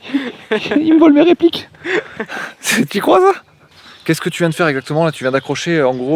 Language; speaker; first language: French; native; French